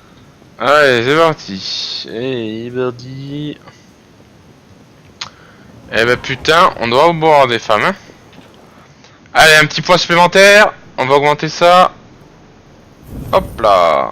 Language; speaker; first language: French; native; French